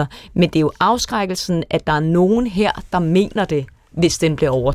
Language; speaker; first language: Danish; native; Danish